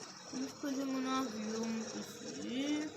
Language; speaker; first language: French; non-native, fluent; English